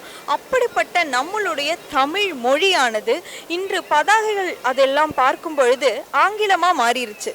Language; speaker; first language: Tamil; native; Tamil